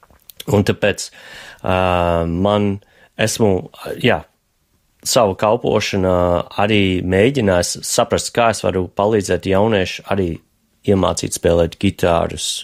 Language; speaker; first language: Latvian; non-native, fluent; English